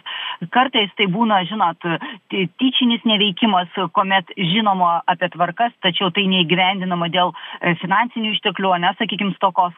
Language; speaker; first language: Lithuanian; native; Lithuanian